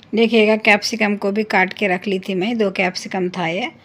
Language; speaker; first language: Hindi; non-native, local second language; Urdu